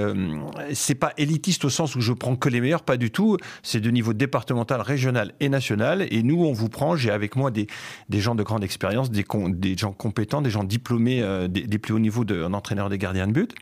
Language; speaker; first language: French; native; French